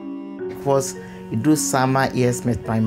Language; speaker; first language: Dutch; non-native, learner; English